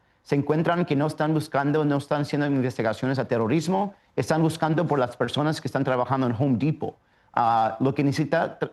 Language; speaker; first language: Spanish; early bilingual, heritage; Spanish